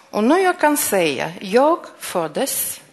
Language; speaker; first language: Swedish; non-native, fluent; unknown